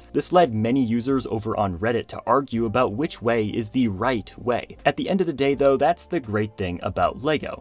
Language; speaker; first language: English; native; English